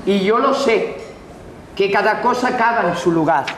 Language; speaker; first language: Spanish; non-native, local second language; Catalan